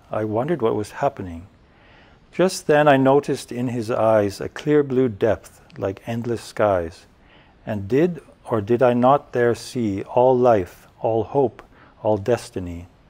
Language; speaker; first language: English; native; English